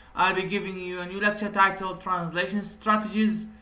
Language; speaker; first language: English; non-native, fluent; Arabic